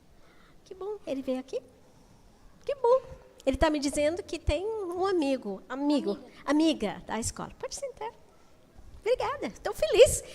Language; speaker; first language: Portuguese; non-native, fluent; English